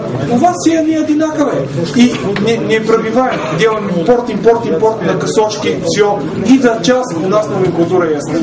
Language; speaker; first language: Russian; non-native, fluent; Bulgarian